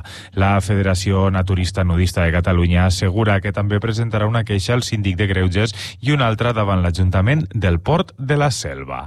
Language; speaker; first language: Catalan; native; Catalan